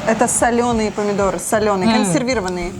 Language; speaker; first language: Russian; native; Russian